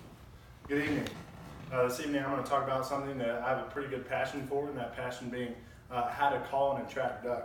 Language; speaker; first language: English; native; English